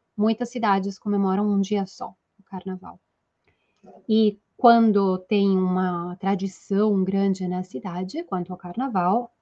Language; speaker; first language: Portuguese; non-native, fluent; Italian